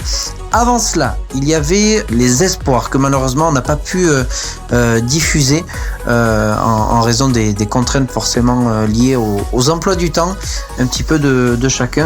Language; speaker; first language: French; native; French